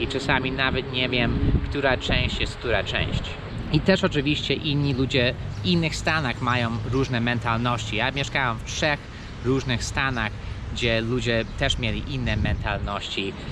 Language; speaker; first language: Polish; early bilingual, heritage; Polish